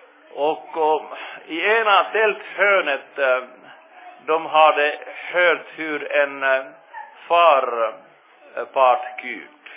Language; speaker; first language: Swedish; non-native, fluent; Finnish